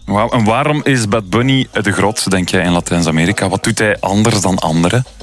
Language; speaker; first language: Dutch; native; Dutch